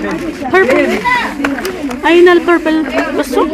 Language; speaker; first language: Arabic; native; Arabic